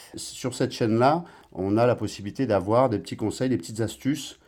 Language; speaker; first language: French; native; French